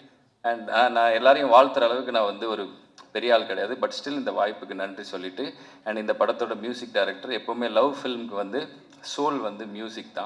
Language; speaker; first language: Tamil; native; Tamil